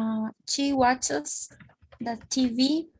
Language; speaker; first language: English; non-native, learner; Spanish